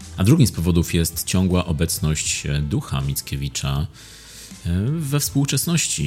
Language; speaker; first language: Polish; native; Polish